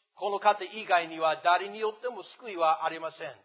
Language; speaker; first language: Japanese; non-native, fluent; English